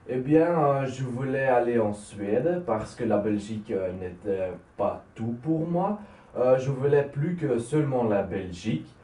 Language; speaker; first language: French; non-native, local second language; Dutch